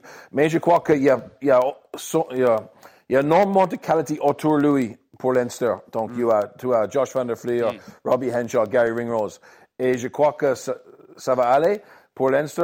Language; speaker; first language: French; non-native, learner; English